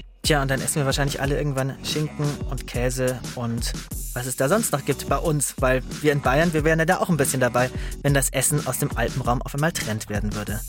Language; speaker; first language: German; native; German